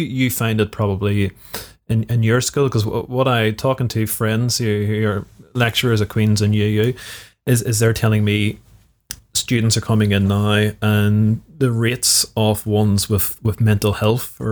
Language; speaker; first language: English; native; English